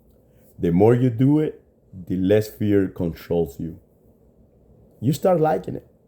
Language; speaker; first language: English; non-native, fluent; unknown